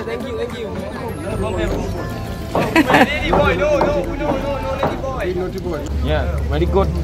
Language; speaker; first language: English; non-native, learner; Thai